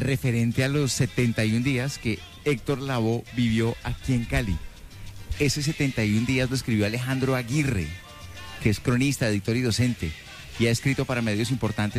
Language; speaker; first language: Spanish; native; Spanish